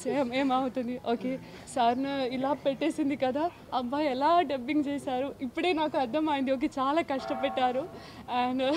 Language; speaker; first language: Telugu; non-native, learner; Malayalam